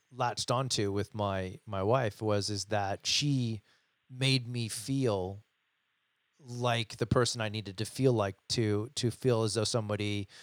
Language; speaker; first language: English; native; English